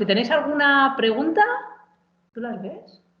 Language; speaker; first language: Spanish; native; Spanish